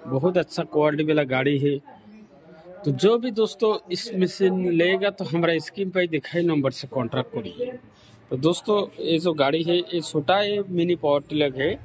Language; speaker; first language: Hindi; non-native, local second language; Bangla